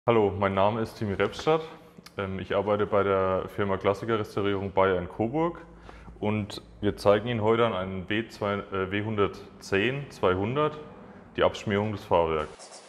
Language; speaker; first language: German; native; German